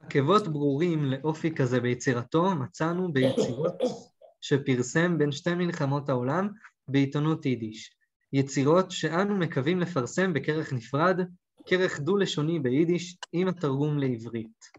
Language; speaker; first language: Hebrew; native; Hebrew